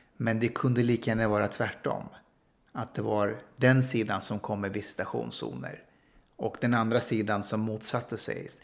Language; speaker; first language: Swedish; early bilingual, other home language; Persian